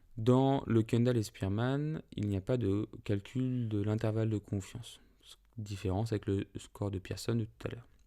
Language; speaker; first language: French; native; French